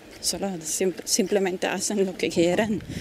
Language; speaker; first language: Spanish; non-native, fluent; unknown